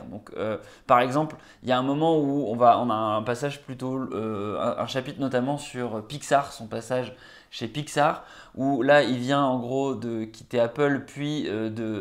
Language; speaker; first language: French; native; French